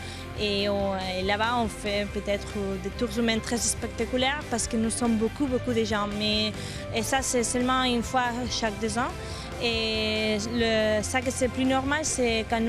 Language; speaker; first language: French; non-native, learner; Catalan